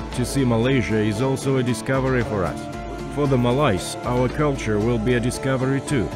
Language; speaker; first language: English; non-native, fluent; Kazakh